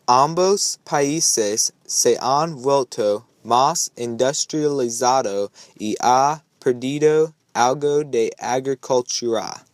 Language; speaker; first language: Spanish; non-native, learner; English